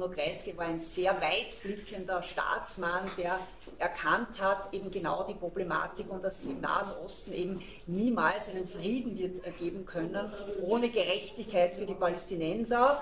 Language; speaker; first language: German; native; German